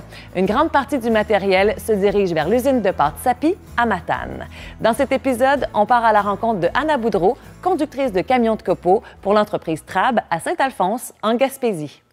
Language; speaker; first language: French; native; French